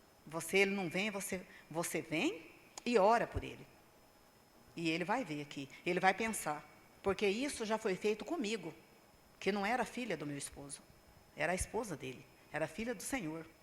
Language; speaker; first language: Portuguese; native; Portuguese